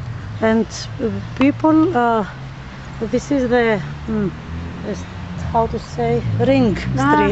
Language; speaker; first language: English; non-native, learner; Greek